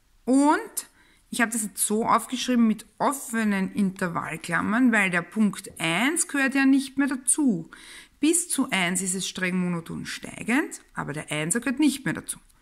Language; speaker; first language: German; native; German